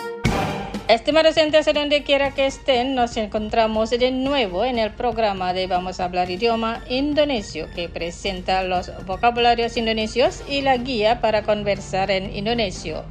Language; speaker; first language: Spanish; non-native, fluent; Indonesian